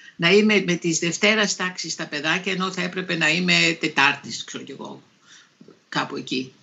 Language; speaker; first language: Greek; native; Greek